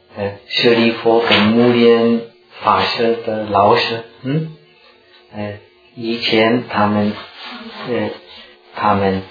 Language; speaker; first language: Chinese; non-native, fluent; Czech